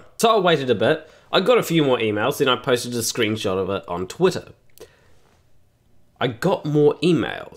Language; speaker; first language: English; native; English